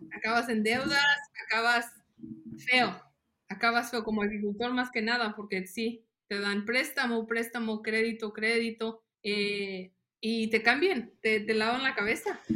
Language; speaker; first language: Spanish; early bilingual, heritage; Spanish